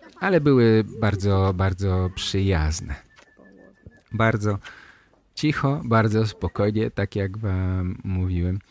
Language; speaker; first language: Polish; native; Polish